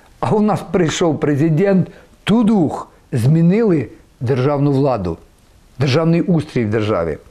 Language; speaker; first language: Ukrainian; native; Ukrainian